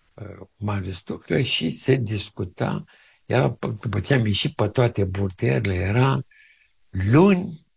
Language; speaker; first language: Romanian; native; Romanian